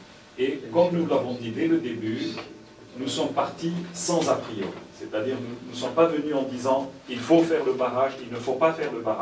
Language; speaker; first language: French; native; French